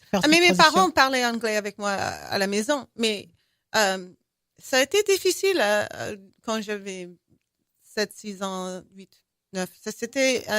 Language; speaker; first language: French; non-native, fluent; English